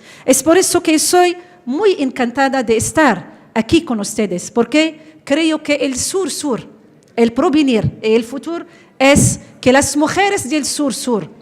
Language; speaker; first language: Spanish; non-native, fluent; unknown